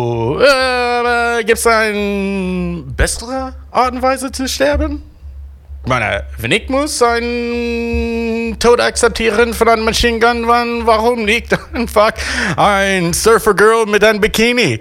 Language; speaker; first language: German; non-native, learner; English